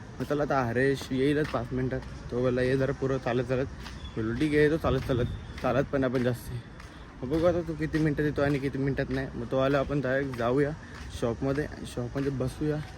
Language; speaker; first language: Marathi; native; Marathi